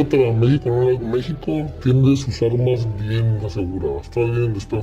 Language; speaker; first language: Spanish; native; Spanish